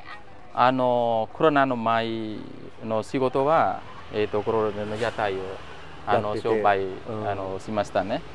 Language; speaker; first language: Japanese; non-native, fluent; Khmer